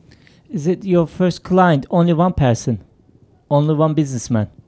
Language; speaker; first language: English; non-native, fluent; Turkish